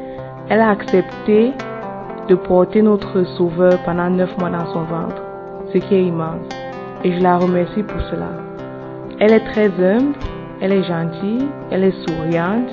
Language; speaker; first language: English; non-native, local second language; French